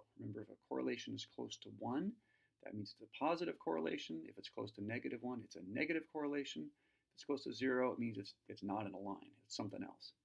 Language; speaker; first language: English; native; English